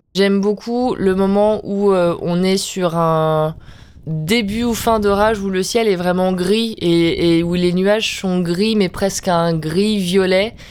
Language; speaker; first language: French; native; French